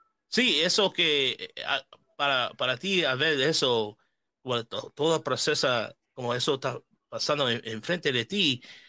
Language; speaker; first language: Spanish; non-native, learner; English